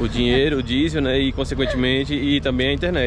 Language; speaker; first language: Portuguese; native; Portuguese